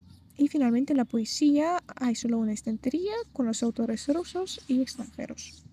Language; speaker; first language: Spanish; non-native, fluent; Russian